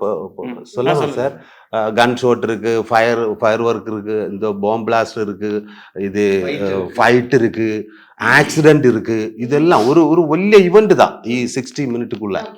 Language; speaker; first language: Tamil; non-native, learner; Malayalam